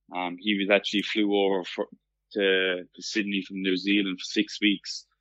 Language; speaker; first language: English; native; English